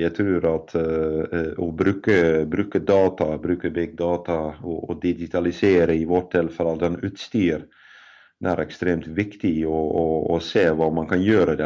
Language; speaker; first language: Norwegian; non-native, fluent; Dutch